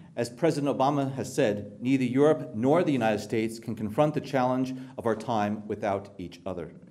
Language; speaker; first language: English; native; English